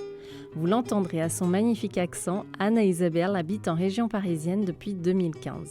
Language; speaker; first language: French; native; French